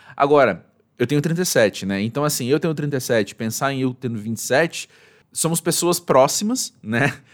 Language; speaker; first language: Portuguese; native; Portuguese